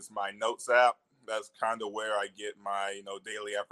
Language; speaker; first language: English; native; English